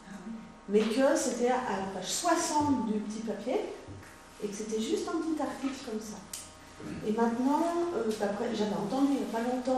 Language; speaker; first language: French; native; French